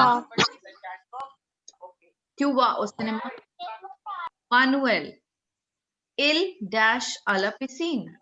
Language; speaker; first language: French; non-native, fluent; Hindi